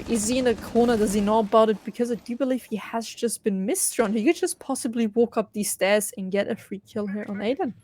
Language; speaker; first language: English; non-native, fluent; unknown